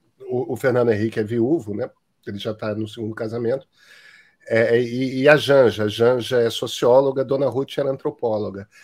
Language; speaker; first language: Portuguese; native; Portuguese